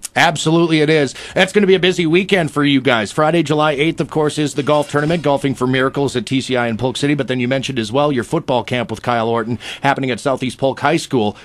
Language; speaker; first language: English; native; English